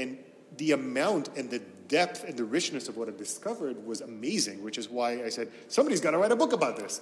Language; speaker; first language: English; non-native, fluent; Hebrew